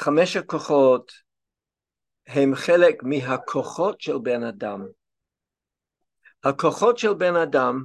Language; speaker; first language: Hebrew; non-native, fluent; English